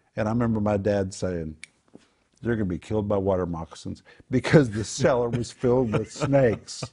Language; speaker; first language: English; native; English